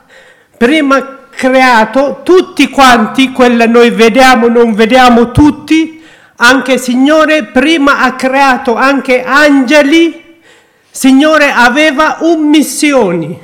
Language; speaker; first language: Italian; non-native, learner; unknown